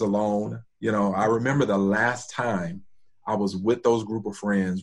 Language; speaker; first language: English; native; English